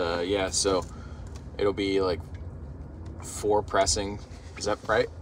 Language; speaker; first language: English; native; English